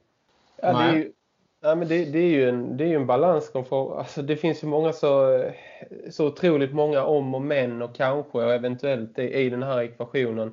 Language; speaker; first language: Swedish; native; Swedish